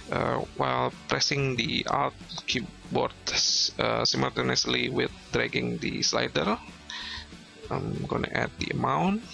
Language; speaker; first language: English; non-native, learner; Indonesian